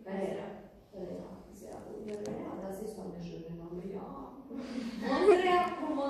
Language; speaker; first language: German; non-native, fluent; Croatian